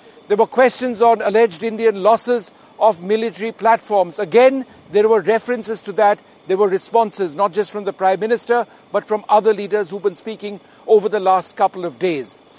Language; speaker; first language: English; non-native, local second language; Hindi